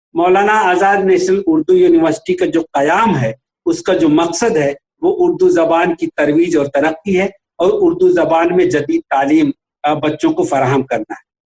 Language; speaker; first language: Urdu; native; Urdu